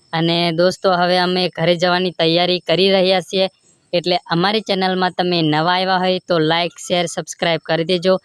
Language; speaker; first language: Gujarati; non-native, local second language; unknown